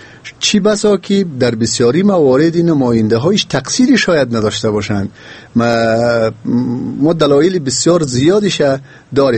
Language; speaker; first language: Persian; native; Persian